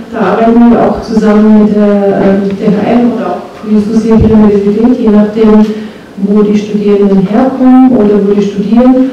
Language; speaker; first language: German; non-native, fluent; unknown